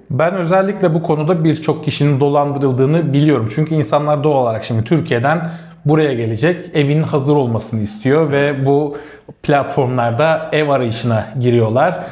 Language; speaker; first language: Turkish; native; Turkish